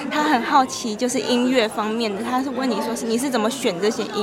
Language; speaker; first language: French; non-native, fluent; Chinese